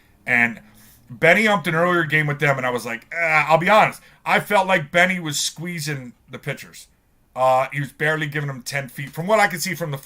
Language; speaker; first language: English; native; English